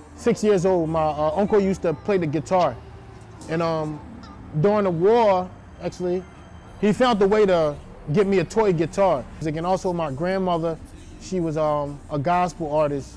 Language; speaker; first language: English; native; English